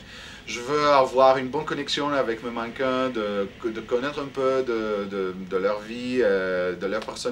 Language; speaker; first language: French; non-native, fluent; Greek